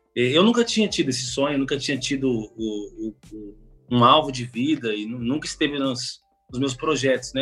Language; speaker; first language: Portuguese; native; Portuguese